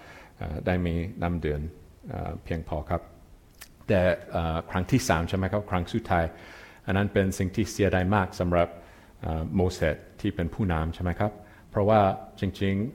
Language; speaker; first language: Thai; non-native, fluent; English